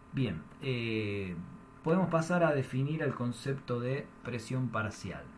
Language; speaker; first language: Spanish; native; Spanish